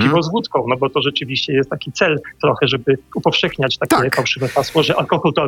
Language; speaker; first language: Polish; native; Polish